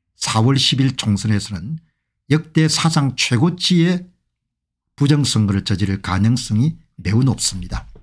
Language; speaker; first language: Korean; native; Korean